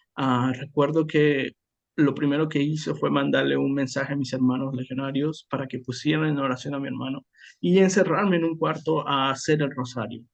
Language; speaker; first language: Spanish; native; Spanish